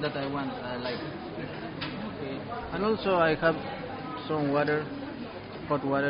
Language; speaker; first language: English; non-native, learner; Spanish